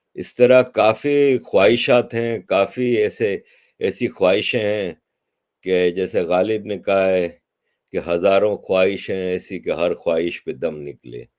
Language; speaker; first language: Urdu; native; Urdu